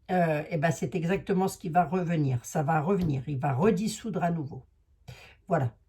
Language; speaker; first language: French; native; French